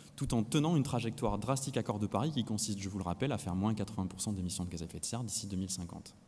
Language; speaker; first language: French; native; French